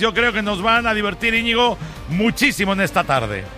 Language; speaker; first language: Spanish; native; Spanish